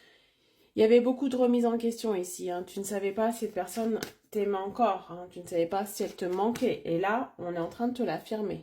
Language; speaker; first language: French; native; French